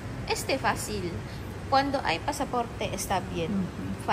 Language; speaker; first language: Spanish; non-native, learner; Filipino